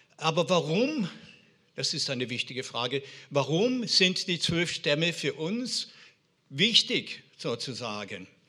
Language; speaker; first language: German; non-native, fluent; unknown